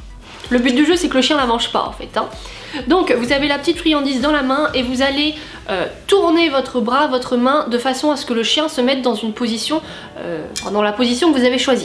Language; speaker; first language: French; native; French